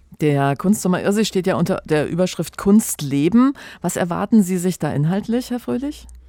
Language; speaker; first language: German; native; German